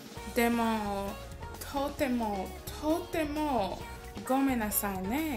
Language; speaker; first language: Japanese; non-native, learner; English